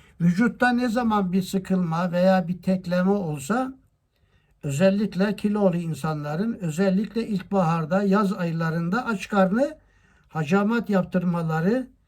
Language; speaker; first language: Turkish; native; Turkish